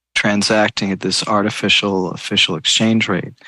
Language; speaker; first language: English; native; English